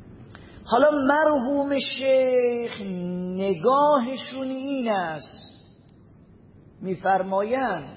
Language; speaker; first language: Persian; native; Persian